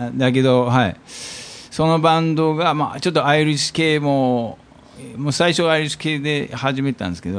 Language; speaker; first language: Japanese; non-native, fluent; English